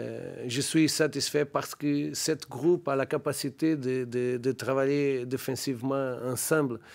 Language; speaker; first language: French; non-native, learner; Portuguese